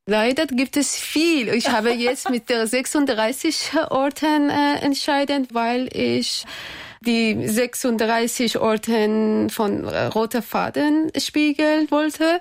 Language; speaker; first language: German; non-native, learner; Persian